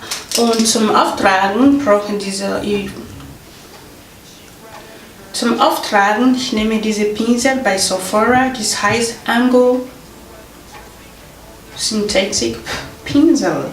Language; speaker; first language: German; non-native, fluent; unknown